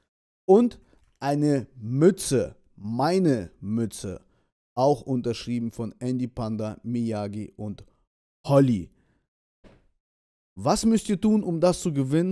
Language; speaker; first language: German; early bilingual, other home language; Russian